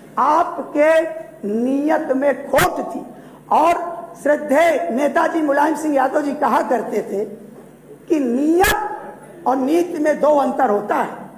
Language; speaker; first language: Hindi; native; Hindi